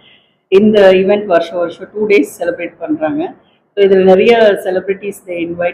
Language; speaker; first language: Tamil; native; Tamil